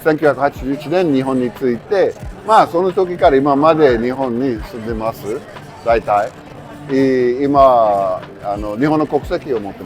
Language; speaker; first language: Japanese; non-native, fluent; English